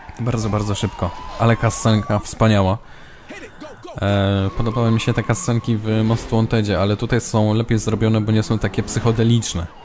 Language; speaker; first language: Polish; native; Polish